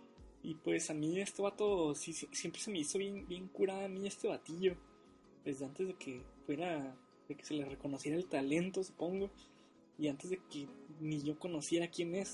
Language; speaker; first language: Spanish; native; Spanish